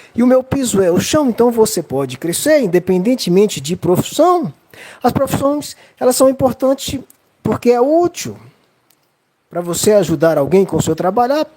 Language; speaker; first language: Portuguese; native; Portuguese